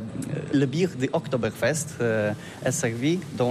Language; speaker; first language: French; non-native, learner; Polish